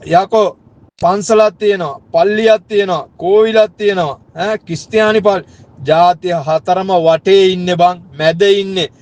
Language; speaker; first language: Sinhala; native; Sinhala